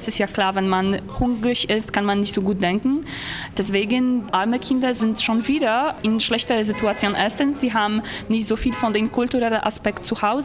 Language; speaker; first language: German; non-native, fluent; Polish